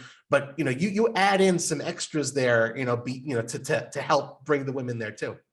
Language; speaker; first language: English; native; English